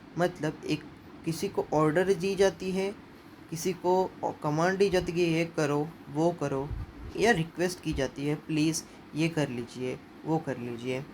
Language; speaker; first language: Hindi; non-native, local second language; Marathi